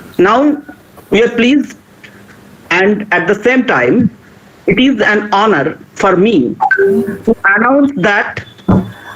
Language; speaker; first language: English; non-native, local second language; Bangla